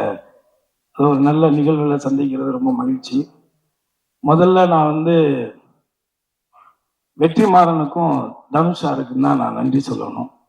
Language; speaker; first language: Tamil; native; Tamil